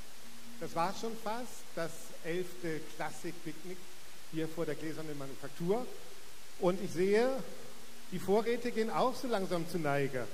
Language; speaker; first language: German; native; German